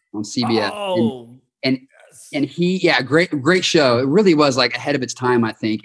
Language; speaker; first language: English; native; English